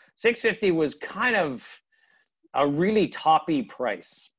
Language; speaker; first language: English; native; English